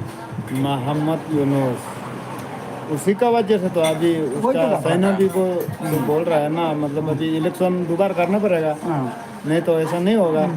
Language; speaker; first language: Hindi; non-native, local second language; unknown